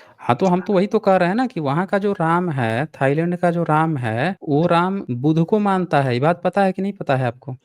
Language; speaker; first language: Hindi; native; Hindi